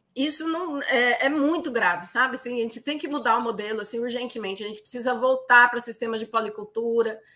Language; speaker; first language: Portuguese; native; Portuguese